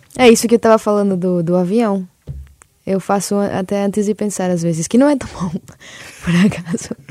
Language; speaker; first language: Portuguese; early bilingual, other home language; Spanish